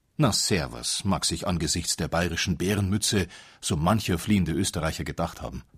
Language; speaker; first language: German; native; German